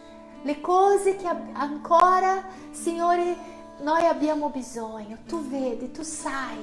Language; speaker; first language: Italian; non-native, fluent; Portuguese